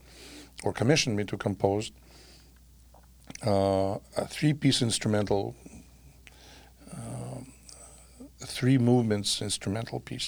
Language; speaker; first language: English; non-native, fluent; Russian